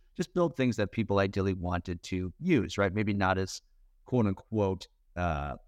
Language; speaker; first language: English; native; English